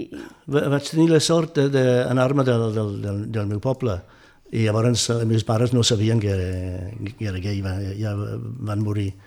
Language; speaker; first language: Catalan; non-native, fluent; English